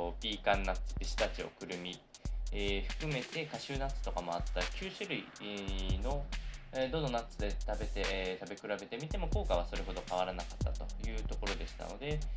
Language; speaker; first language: Japanese; native; Japanese